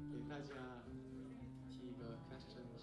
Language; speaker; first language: Chinese; non-native, fluent; Korean